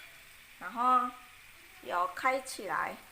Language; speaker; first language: Chinese; non-native, learner; Indonesian